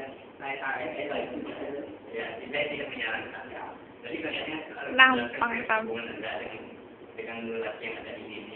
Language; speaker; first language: Indonesian; non-native, learner; Hindi